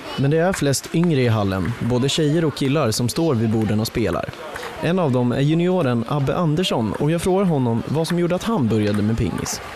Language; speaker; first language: Swedish; native; Swedish